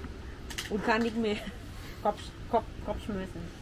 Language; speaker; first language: German; non-native, learner; Thai